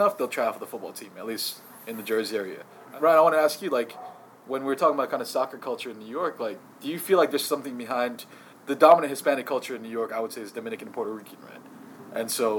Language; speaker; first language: English; native; English